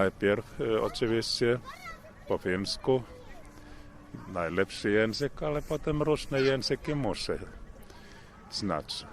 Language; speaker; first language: Polish; non-native, learner; Finnish